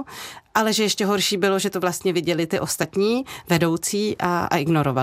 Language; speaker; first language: Czech; native; Czech